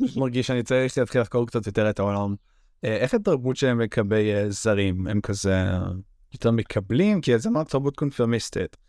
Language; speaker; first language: Hebrew; native; Hebrew